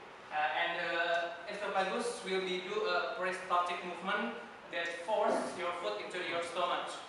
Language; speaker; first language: English; non-native, learner; Indonesian